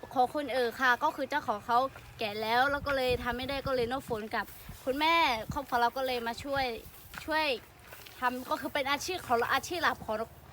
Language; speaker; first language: Thai; non-native, local second language; Lahu